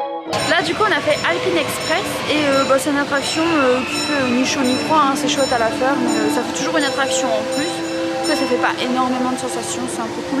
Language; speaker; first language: French; native; French